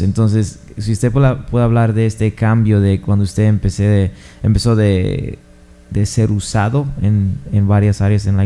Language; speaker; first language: Spanish; non-native, fluent; English